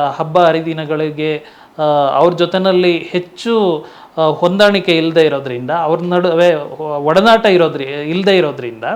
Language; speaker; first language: Kannada; non-native, local second language; Tulu